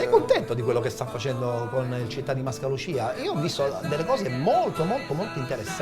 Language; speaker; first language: Italian; native; Italian